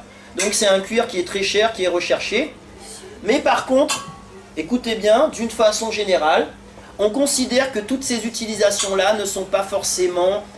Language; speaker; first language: French; native; French